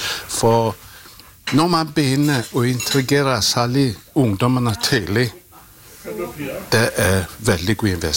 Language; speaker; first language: Norwegian; non-native, fluent; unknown